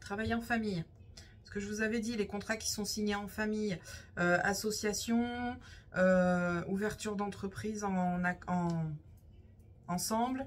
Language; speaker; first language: French; native; French